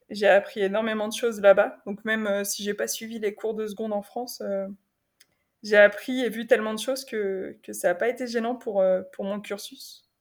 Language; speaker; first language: French; native; French